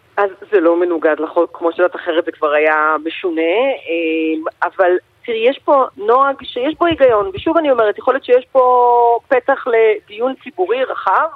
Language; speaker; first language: Hebrew; native; Hebrew